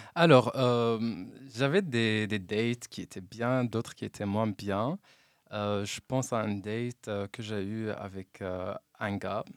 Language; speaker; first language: French; non-native, local second language; Arabic